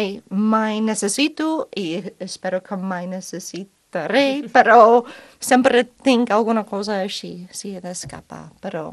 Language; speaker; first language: Catalan; non-native, fluent; English